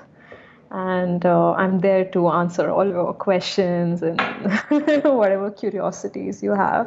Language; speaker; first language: English; non-native, local second language; Hindi